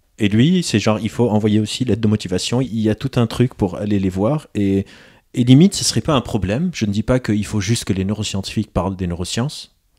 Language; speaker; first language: French; non-native, local second language; Arabic